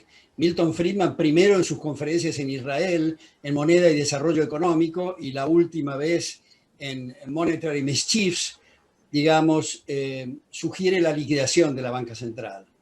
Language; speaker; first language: Spanish; native; Spanish